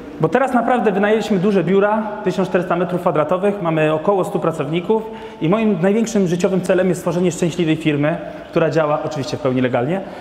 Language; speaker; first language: Polish; non-native, fluent; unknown